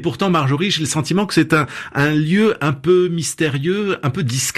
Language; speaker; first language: French; native; French